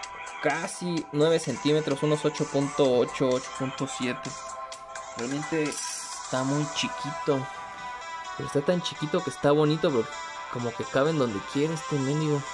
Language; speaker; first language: Spanish; native; Spanish